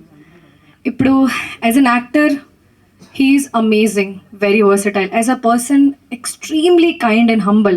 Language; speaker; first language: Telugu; non-native, fluent; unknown